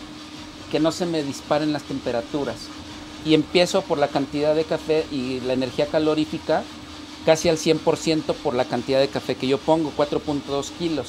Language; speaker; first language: Spanish; native; Spanish